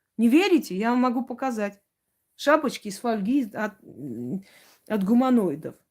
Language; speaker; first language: Russian; non-native, local second language; Armenian